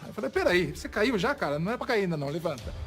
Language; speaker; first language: Portuguese; native; Portuguese